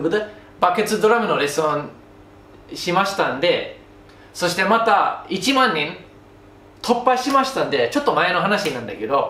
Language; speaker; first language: Japanese; non-native, fluent; English